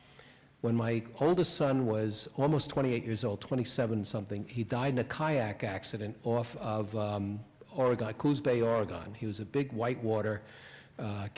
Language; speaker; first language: English; native; English